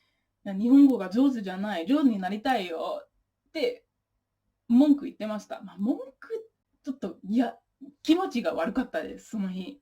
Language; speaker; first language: Japanese; non-native, fluent; English